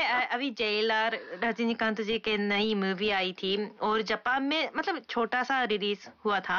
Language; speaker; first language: Hindi; non-native, fluent; Japanese